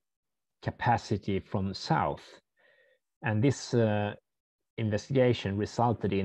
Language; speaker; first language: English; non-native, fluent; Swedish